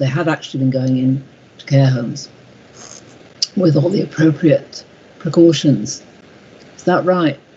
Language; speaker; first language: English; native; English